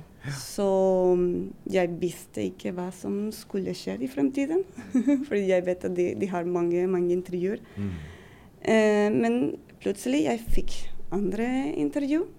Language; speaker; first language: Norwegian; non-native, fluent; Spanish